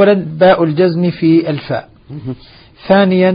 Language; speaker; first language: Arabic; native; Arabic